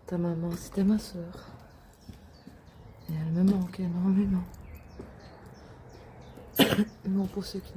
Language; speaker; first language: French; native; French